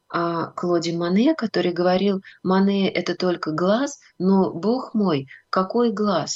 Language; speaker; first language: Russian; native; Russian